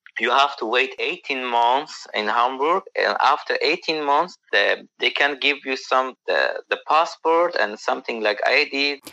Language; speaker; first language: English; non-native, learner; Persian